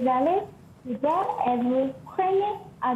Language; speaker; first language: French; non-native, learner; Malay